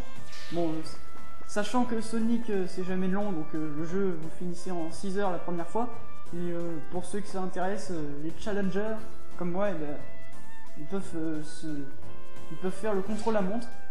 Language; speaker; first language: French; native; French